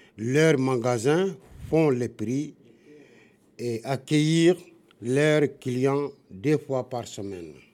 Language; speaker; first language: French; non-native, local second language; Bambara